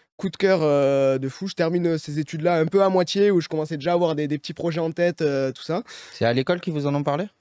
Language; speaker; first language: French; native; French